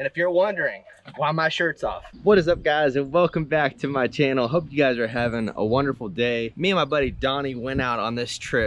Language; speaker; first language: English; native; English